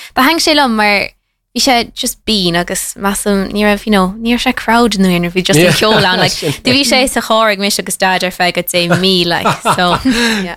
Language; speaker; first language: Irish; native; Irish